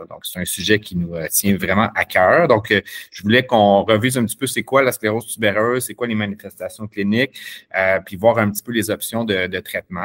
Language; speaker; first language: French; native; French